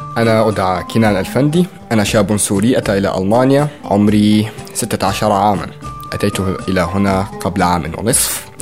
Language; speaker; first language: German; non-native, fluent; Arabic